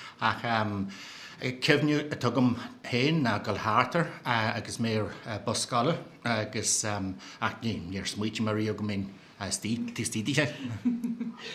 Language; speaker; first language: Irish; native; Irish